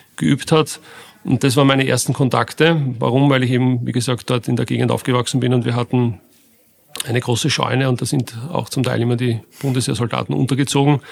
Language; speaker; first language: German; native; German